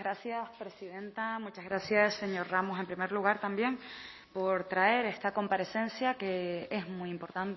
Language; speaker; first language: Spanish; native; Spanish